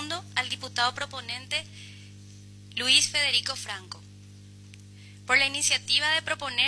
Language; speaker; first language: Spanish; native; Spanish